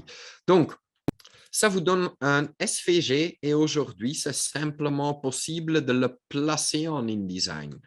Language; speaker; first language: French; non-native, local second language; Dutch